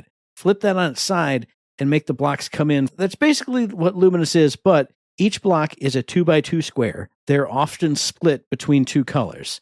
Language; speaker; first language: English; native; English